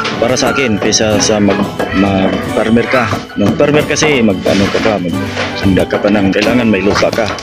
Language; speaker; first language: Filipino; non-native, local second language; Cebuano